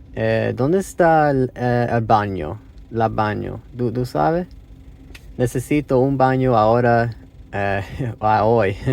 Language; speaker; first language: Spanish; non-native, learner; English